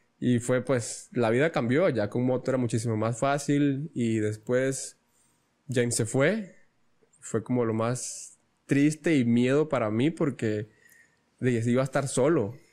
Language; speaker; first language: Spanish; native; Spanish